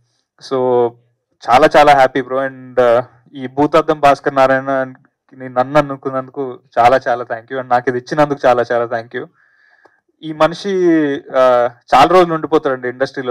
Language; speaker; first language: Telugu; native; Telugu